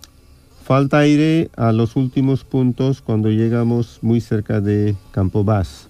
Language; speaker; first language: Spanish; non-native, fluent; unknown